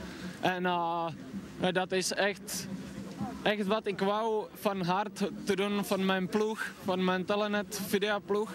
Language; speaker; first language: Dutch; non-native, fluent; Czech